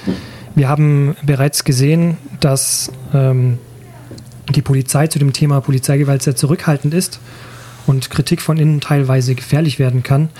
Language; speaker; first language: German; native; German